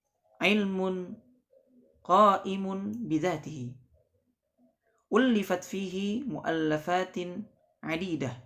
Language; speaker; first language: Arabic; non-native, fluent; Indonesian